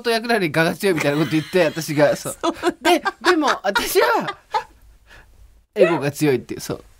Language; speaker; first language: Japanese; native; Japanese